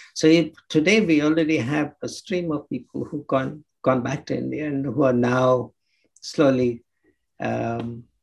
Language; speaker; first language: English; non-native, local second language; Telugu